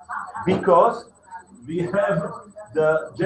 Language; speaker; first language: English; non-native, learner; Slovak